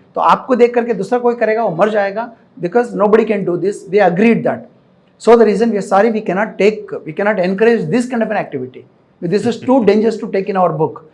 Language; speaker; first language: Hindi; non-native, local second language; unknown